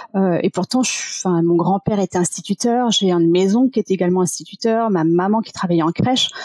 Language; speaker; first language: French; native; French